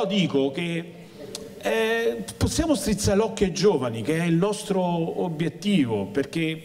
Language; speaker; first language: Italian; native; Italian